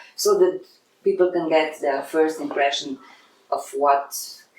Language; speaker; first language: English; non-native, fluent; Slovenian